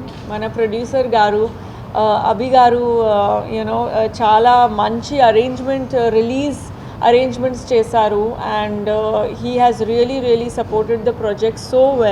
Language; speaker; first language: Telugu; non-native, fluent; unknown